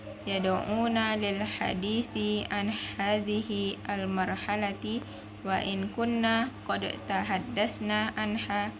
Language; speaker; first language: Arabic; non-native, learner; Indonesian